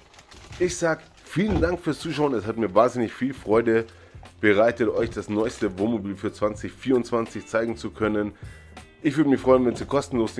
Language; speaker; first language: German; native; German